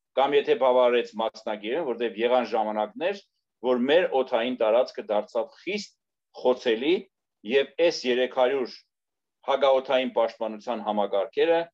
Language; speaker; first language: Armenian; native; Armenian